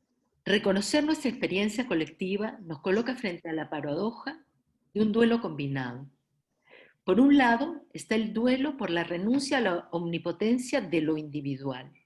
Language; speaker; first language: Spanish; native; Spanish